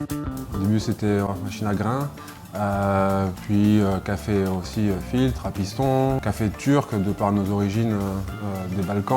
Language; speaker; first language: French; early bilingual, other home language; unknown